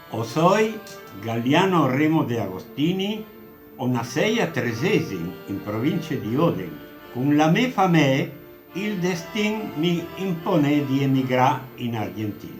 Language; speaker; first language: Italian; non-native, local second language; Friulian